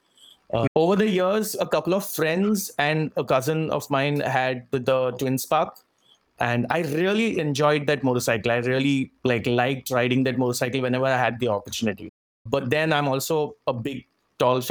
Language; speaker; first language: English; non-native, local second language; Marathi